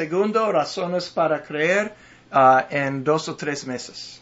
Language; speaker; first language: Spanish; non-native, learner; English